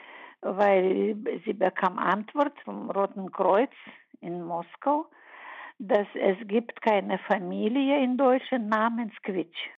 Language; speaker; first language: German; early bilingual, heritage; German